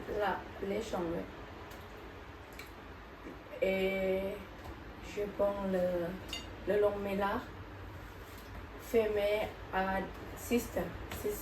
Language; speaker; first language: French; non-native, learner; Thai